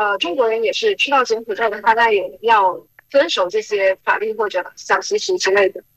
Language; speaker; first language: Chinese; non-native, fluent; Khmer